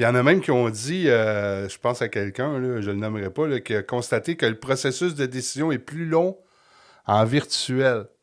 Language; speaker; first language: French; native; French